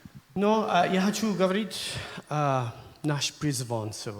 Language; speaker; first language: Russian; non-native, learner; English